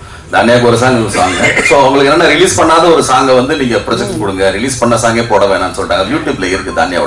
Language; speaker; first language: Tamil; native; Tamil